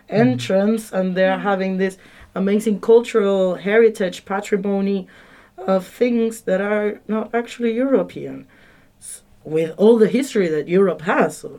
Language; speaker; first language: English; non-native, fluent; Spanish